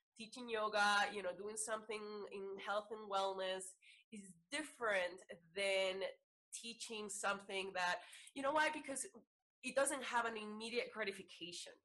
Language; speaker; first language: English; non-native, fluent; Spanish